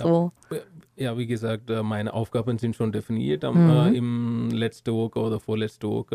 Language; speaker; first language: German; non-native, learner; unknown